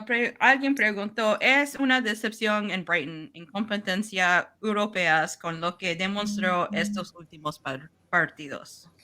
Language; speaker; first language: Spanish; non-native, learner; English